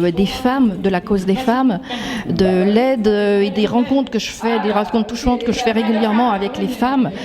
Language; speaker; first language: French; native; French